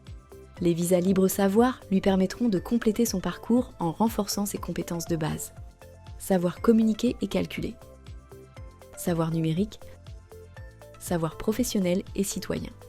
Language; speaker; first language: French; native; French